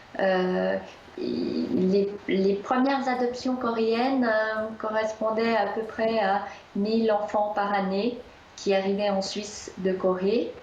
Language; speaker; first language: French; early bilingual, other home language; Korean